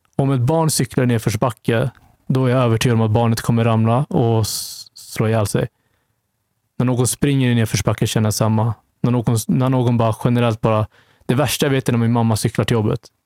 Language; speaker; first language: Swedish; native; Swedish